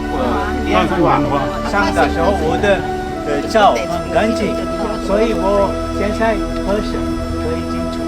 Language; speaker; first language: Chinese; non-native, learner; Sinhala